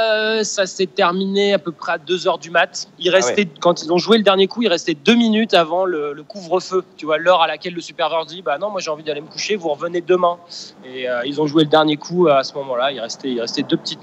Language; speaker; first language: French; native; French